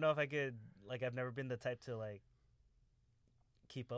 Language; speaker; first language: English; native; English